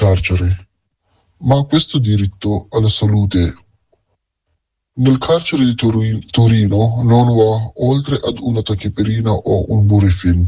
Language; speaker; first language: Italian; non-native, fluent; Arabic